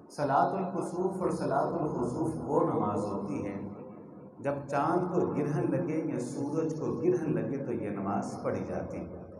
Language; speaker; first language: Urdu; non-native, local second language; Punjabi